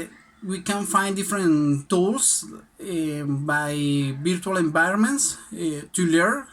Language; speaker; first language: English; non-native, learner; Spanish